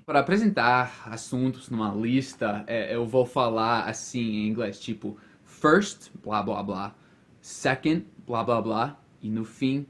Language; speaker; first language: Portuguese; non-native, fluent; English